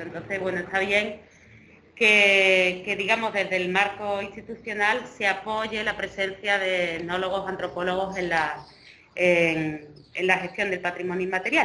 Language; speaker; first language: Spanish; native; Spanish